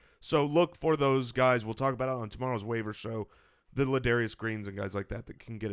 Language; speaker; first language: English; native; English